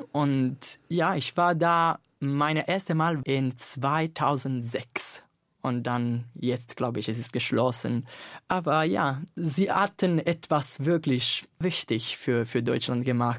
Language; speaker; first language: German; non-native, fluent; Italian